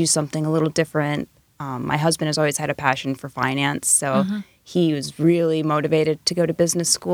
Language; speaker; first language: English; native; English